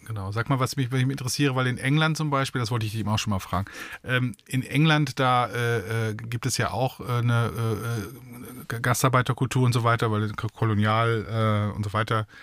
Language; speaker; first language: German; native; German